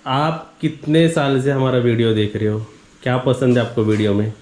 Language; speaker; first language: Hindi; non-native, local second language; Marathi